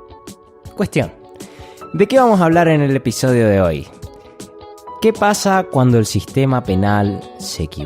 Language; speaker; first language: Spanish; native; Spanish